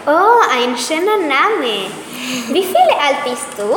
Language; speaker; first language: German; non-native, learner; Spanish